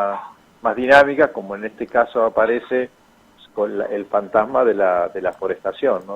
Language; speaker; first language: Spanish; native; Spanish